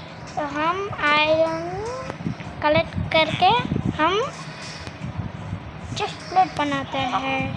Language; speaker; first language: Hindi; non-native, learner; Bangla